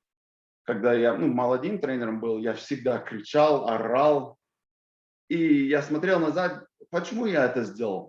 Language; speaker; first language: Russian; non-native, fluent; English